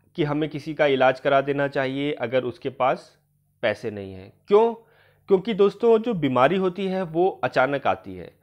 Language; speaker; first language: Hindi; native; Hindi